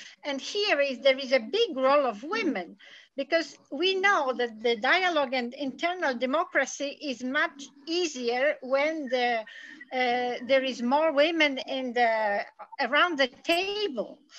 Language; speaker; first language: English; non-native, fluent; Polish